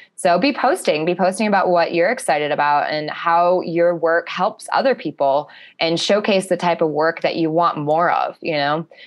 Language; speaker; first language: English; native; English